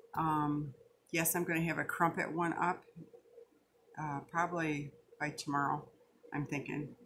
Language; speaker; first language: English; native; English